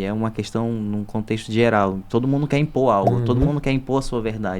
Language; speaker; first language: Portuguese; native; Portuguese